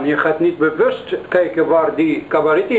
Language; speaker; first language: Dutch; non-native, learner; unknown